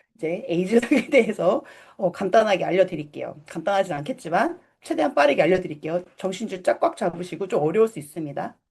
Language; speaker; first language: Korean; native; Korean